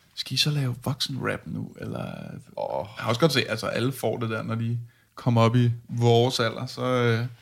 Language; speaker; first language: Danish; native; Danish